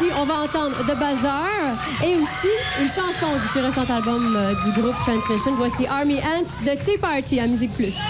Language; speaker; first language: French; native; French